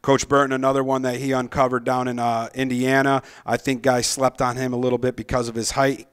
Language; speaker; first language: English; native; English